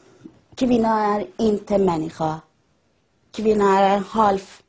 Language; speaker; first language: Swedish; non-native, learner; Persian